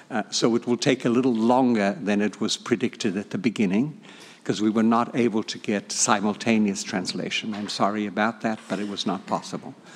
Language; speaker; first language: English; non-native, fluent; Portuguese